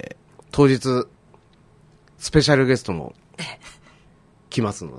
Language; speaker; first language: Japanese; native; Japanese